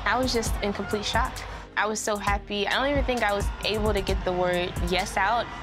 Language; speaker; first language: English; native; English